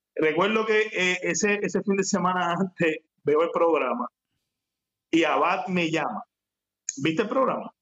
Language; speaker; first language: Spanish; native; Spanish